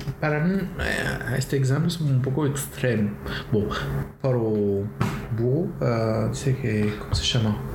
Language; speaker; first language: Portuguese; non-native, learner; French